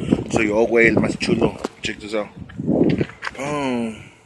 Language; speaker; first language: Spanish; early bilingual, heritage; Spanish